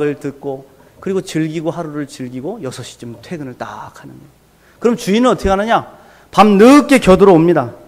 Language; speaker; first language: Korean; native; Korean